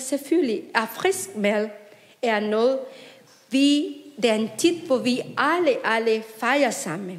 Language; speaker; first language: Danish; non-native, fluent; Spanish